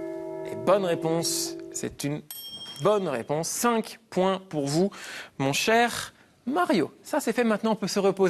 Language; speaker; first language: French; native; French